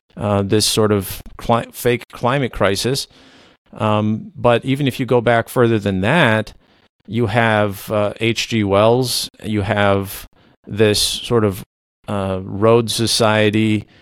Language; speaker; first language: English; non-native, fluent; Low German